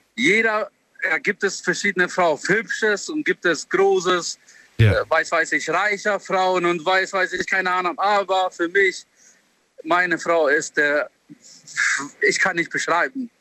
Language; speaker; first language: German; non-native, learner; Albanian